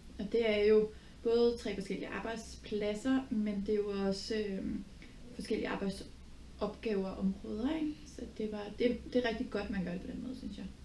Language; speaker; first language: Danish; native; Danish